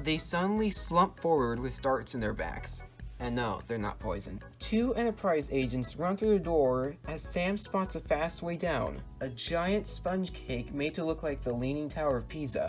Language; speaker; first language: English; native; English